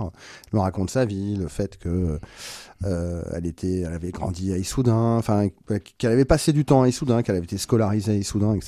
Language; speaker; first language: French; native; French